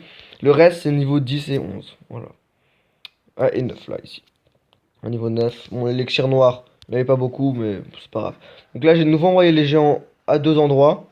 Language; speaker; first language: French; native; French